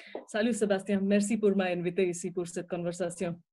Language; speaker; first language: French; non-native, fluent; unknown